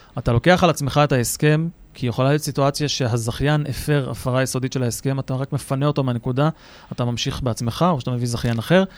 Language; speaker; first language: Hebrew; native; Hebrew